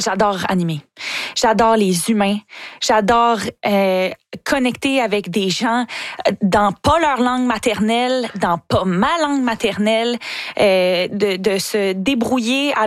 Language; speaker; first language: French; native; French